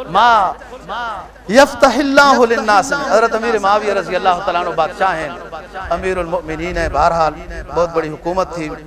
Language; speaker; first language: Urdu; non-native, local second language; Punjabi